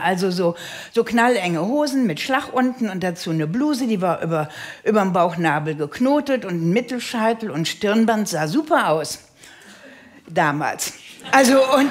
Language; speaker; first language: German; native; German